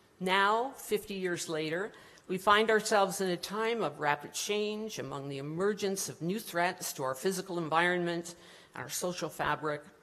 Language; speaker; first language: English; native; English